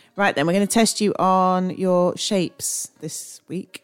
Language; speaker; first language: English; native; English